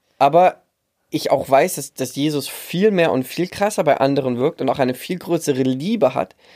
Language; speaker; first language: German; native; German